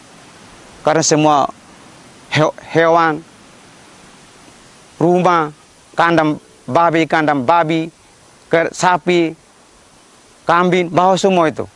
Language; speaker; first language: Indonesian; non-native, local second language; Tetum